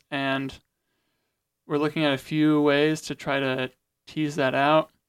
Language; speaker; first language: English; native; English